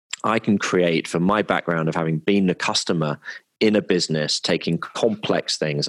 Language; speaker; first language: English; native; English